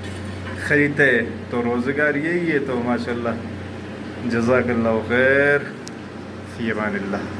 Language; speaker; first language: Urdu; non-native, local second language; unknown